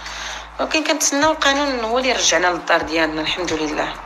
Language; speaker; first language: Arabic; native; Arabic